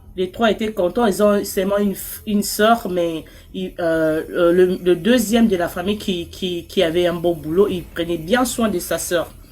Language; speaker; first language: French; non-native, local second language; Lingala